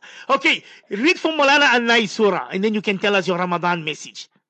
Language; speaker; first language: English; native; English